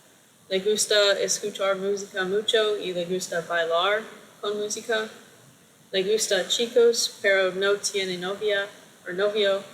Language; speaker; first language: Spanish; non-native, learner; English